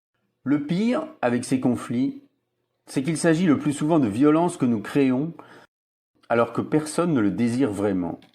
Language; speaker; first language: French; native; French